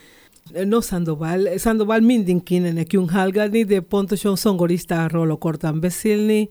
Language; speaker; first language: Hungarian; non-native, learner; Spanish